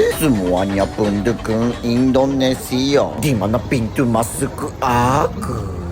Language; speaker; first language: Indonesian; non-native, learner; Japanese